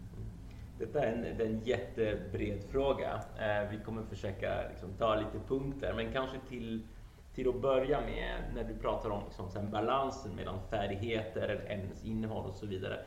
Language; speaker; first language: Swedish; non-native, fluent; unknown